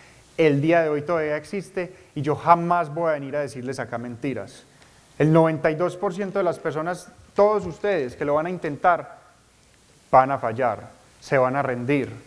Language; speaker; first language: Spanish; native; Spanish